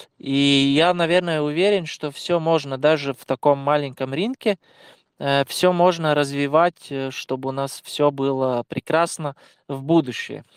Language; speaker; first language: Russian; non-native, local second language; Latvian